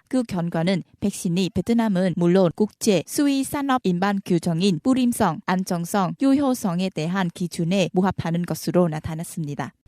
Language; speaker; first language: Korean; non-native, fluent; Vietnamese